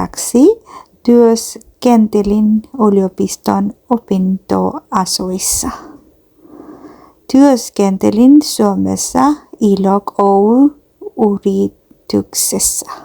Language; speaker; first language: Finnish; non-native, learner; Bangla